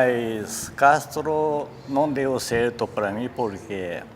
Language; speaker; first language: Portuguese; non-native, learner; Japanese